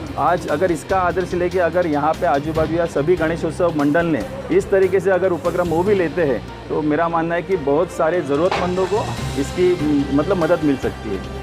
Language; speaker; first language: Hindi; non-native, local second language; Marathi